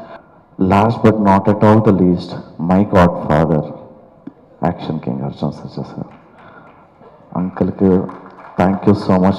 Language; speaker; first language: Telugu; non-native, learner; Kannada